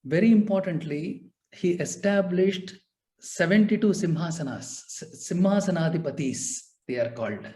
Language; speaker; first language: English; non-native, local second language; Kannada